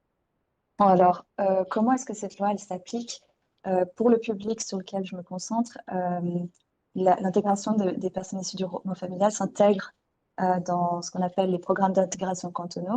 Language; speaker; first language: French; native; French